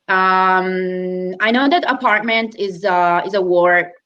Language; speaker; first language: English; non-native, fluent; Italian